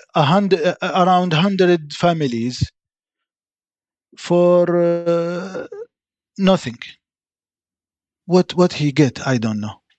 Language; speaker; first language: English; non-native, fluent; Arabic